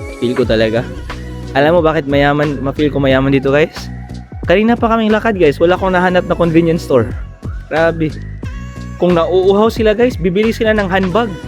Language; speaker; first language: Filipino; non-native, local second language; Cebuano